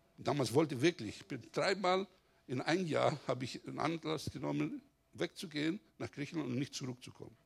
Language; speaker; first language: German; non-native, fluent; Greek